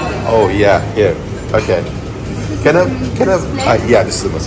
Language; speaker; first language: English; non-native, fluent; Urdu